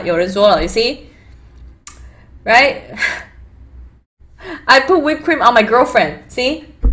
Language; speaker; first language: English; early bilingual, other home language; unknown